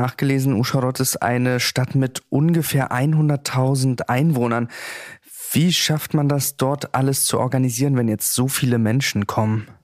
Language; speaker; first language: German; non-native, learner; Ukrainian